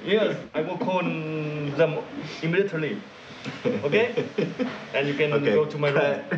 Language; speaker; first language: English; non-native, learner; Vietnamese